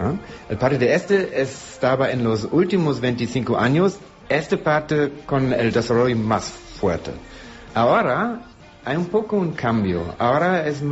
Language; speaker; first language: Catalan; non-native, learner; German